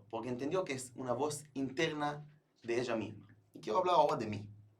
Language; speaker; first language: Spanish; non-native, fluent; Hebrew